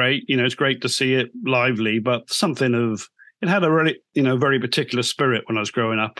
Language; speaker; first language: English; native; English